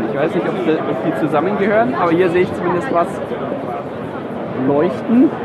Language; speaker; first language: German; native; German